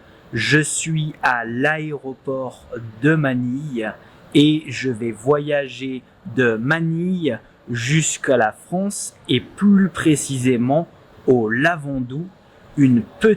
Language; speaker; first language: French; native; French